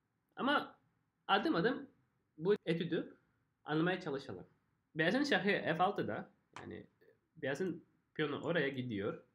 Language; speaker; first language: Turkish; non-native, fluent; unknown